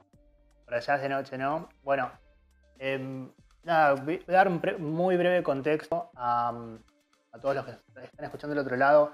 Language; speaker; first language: Spanish; native; Spanish